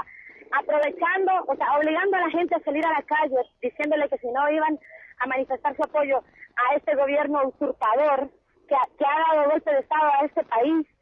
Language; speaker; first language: Spanish; native; Spanish